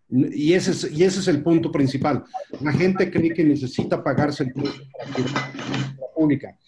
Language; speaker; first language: Spanish; native; Spanish